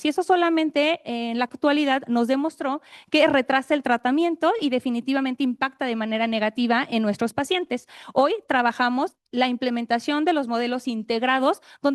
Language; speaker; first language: Spanish; native; Spanish